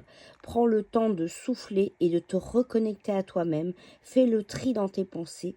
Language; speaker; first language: French; native; French